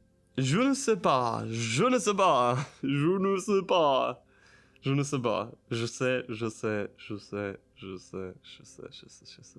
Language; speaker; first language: French; non-native, learner; German